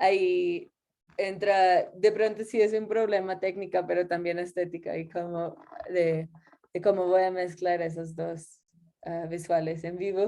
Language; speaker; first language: Spanish; non-native, fluent; English